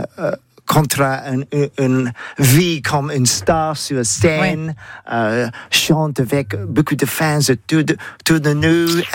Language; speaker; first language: French; non-native, learner; English